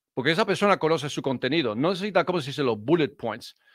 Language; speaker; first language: Spanish; early bilingual, heritage; Spanish